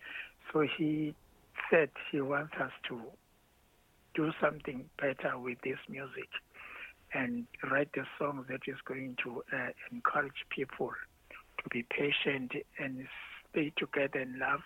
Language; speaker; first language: English; non-native, local second language; Zulu